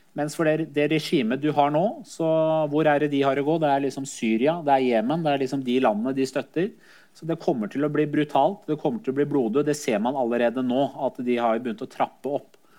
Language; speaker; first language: Norwegian; early bilingual, other home language; Persian